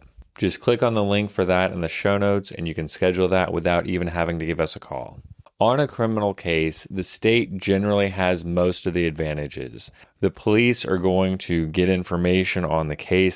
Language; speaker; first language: English; native; English